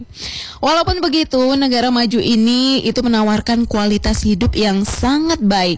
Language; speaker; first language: Indonesian; native; Indonesian